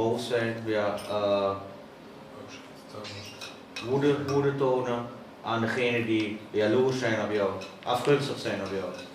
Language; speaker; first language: Dutch; native; Dutch